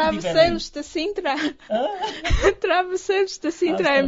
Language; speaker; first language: Portuguese; non-native, fluent; Chinese